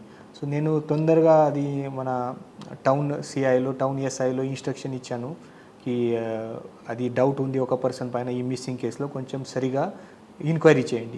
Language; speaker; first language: Telugu; non-native, learner; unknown